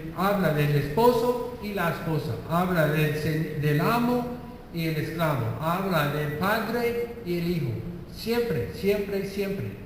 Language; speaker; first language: Spanish; non-native, fluent; English